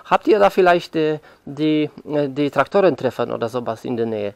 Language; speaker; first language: German; non-native, learner; Polish